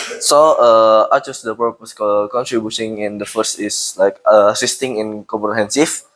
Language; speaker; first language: English; non-native, learner; Indonesian